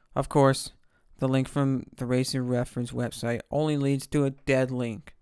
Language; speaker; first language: English; native; English